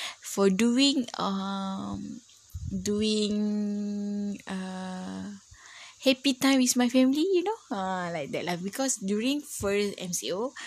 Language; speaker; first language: English; non-native, learner; Malay